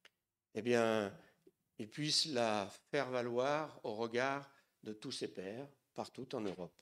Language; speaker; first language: French; native; French